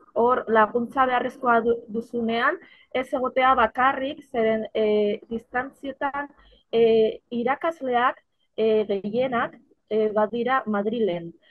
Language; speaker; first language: Basque; non-native, local second language; Spanish